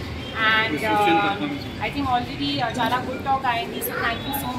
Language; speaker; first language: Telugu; non-native, learner; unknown